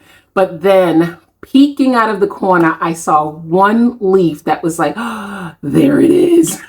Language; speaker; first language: English; native; English